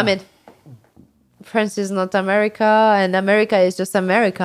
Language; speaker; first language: English; non-native, fluent; French